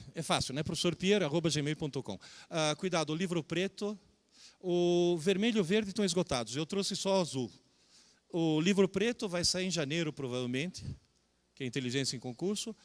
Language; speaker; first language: Portuguese; early bilingual, other home language; Italian